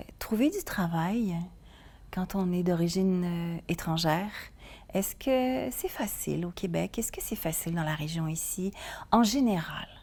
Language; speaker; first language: French; native; French